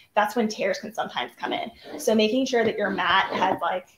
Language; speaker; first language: English; native; English